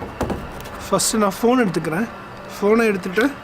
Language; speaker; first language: Tamil; native; Tamil